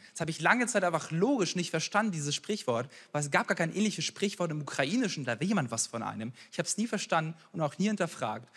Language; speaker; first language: German; early bilingual, other home language; Ukrainian